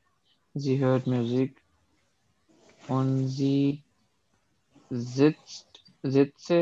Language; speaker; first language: German; non-native, learner; Urdu